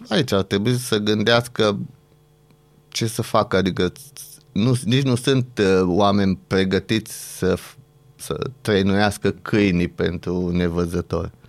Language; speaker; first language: Romanian; native; Romanian